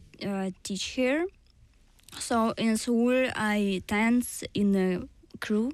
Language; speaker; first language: English; non-native, learner; Russian